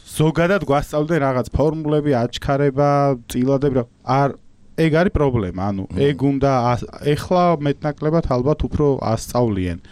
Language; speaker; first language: Georgian; native; Georgian